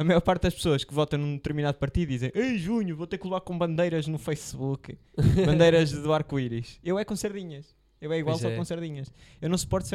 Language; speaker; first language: Portuguese; native; Portuguese